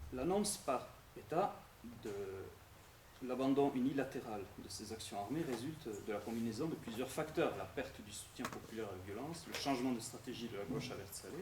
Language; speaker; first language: French; native; French